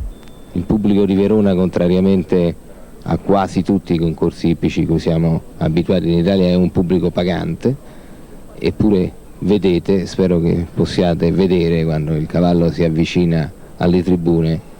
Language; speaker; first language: Italian; native; Italian